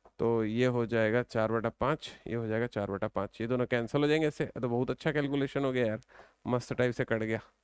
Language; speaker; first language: Hindi; native; Hindi